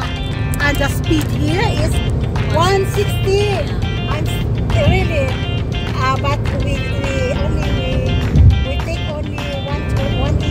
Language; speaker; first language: English; non-native, learner; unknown